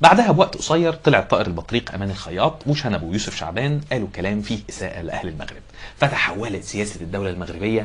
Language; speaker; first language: Arabic; native; Arabic